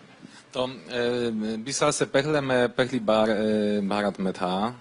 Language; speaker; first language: Hindi; non-native, learner; Polish